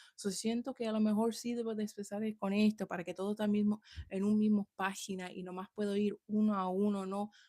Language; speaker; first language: Spanish; early bilingual, heritage; Spanish